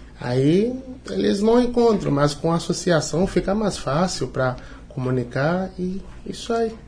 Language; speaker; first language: Portuguese; non-native, learner; Haitian Creole